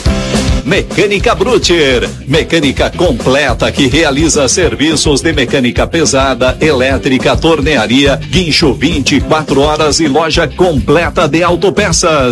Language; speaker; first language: Portuguese; native; Portuguese